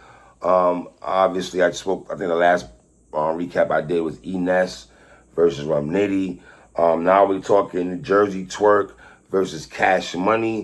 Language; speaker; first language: English; native; English